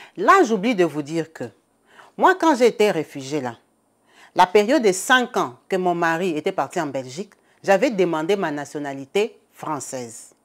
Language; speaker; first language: French; non-native, local second language; Lingala